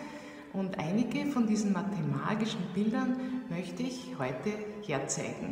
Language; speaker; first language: German; native; German